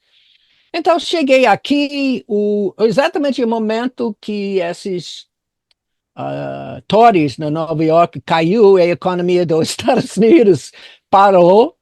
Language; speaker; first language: Portuguese; non-native, fluent; English